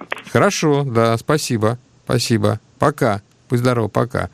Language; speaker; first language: Russian; native; Russian